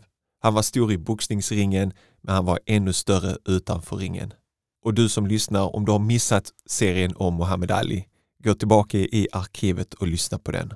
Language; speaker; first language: Swedish; native; Swedish